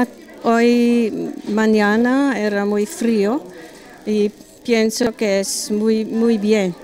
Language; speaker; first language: Spanish; non-native, learner; German